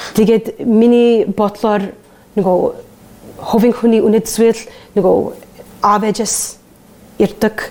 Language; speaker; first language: Mongolian; non-native, fluent; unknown